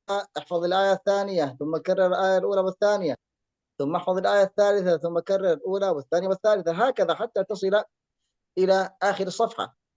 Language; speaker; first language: Arabic; native; Arabic